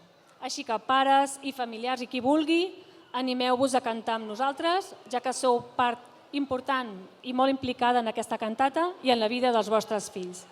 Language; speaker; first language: Catalan; native; Catalan